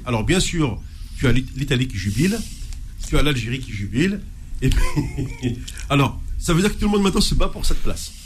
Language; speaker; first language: French; native; French